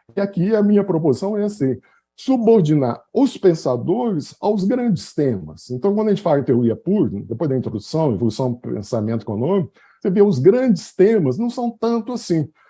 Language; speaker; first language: Portuguese; native; Portuguese